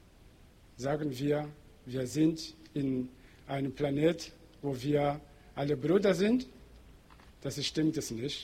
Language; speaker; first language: German; non-native, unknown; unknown